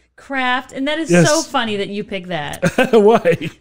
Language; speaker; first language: English; native; English